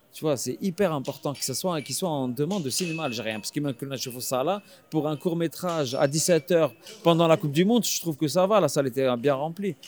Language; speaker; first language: French; non-native, local second language; Arabic